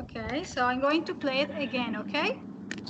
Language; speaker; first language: English; non-native, fluent; Spanish